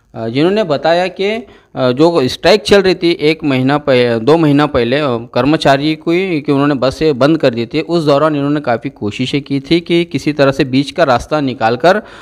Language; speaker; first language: Hindi; native; Hindi